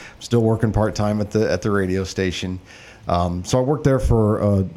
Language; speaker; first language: English; native; English